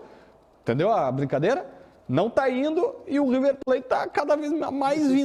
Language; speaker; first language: Portuguese; native; Portuguese